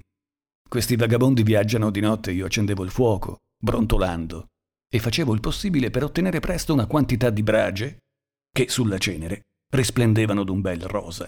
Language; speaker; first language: Italian; native; Italian